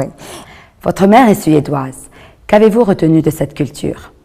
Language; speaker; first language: French; non-native, local second language; Arabic